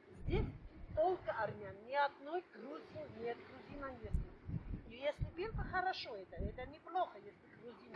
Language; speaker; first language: Russian; non-native, local second language; Armenian